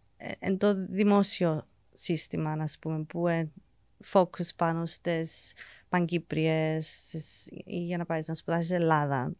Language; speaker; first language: Greek; early bilingual, heritage; English